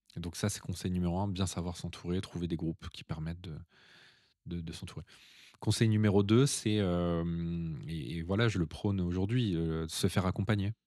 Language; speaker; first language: French; native; French